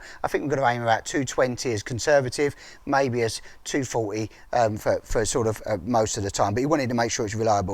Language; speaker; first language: English; native; English